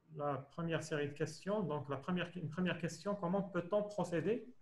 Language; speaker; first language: French; non-native, local second language; Arabic